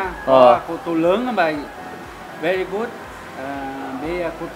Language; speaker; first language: Vietnamese; non-native, learner; Portuguese